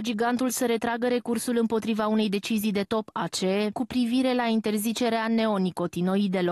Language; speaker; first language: Romanian; native; Romanian